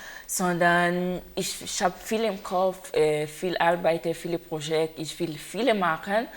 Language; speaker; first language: German; non-native, learner; Haitian Creole